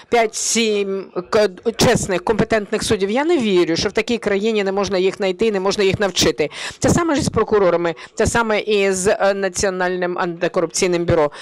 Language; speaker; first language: Ukrainian; early bilingual, heritage; Ukrainian